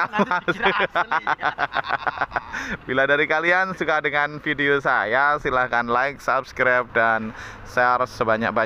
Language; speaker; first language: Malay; non-native, local second language; Javanese